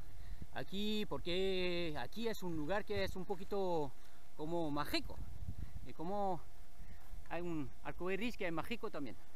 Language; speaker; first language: Spanish; non-native, learner; French